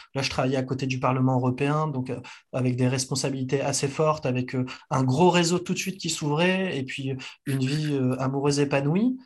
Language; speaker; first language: French; native; French